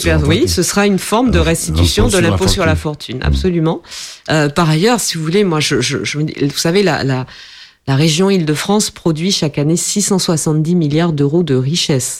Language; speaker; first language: French; native; French